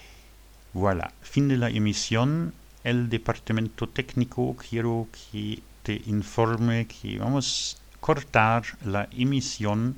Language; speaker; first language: Spanish; non-native, learner; French